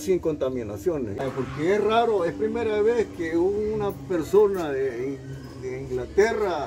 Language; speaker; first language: Spanish; native; Spanish